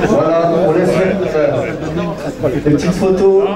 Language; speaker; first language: French; native; French